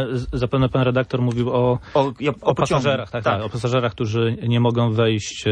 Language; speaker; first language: Polish; native; Polish